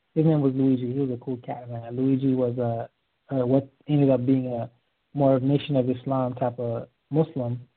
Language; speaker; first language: English; early bilingual, other home language; Haitian Creole